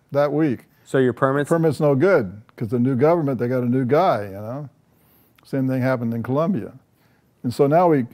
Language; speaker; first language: English; native; English